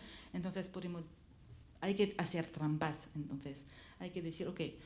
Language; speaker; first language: Spanish; non-native, learner; French